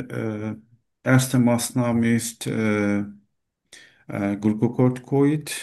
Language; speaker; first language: German; non-native, learner; Turkish